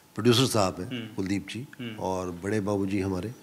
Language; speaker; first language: Hindi; native; Hindi